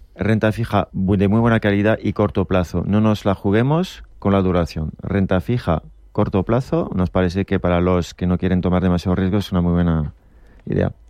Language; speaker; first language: Spanish; non-native, fluent; French